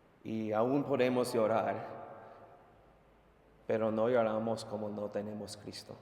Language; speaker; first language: Spanish; non-native, fluent; English